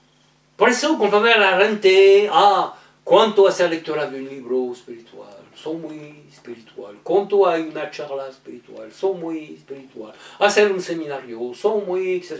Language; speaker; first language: Spanish; non-native, learner; French